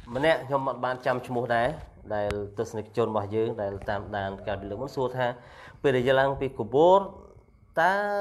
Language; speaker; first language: Khmer; non-native, local second language; Eastern Cham